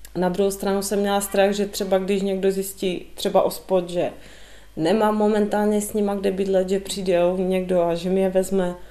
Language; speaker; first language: Czech; native; Czech